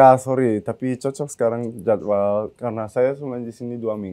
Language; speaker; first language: Indonesian; early bilingual, heritage; German